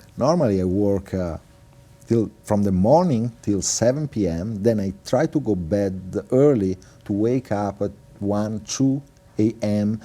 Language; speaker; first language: English; non-native, fluent; Italian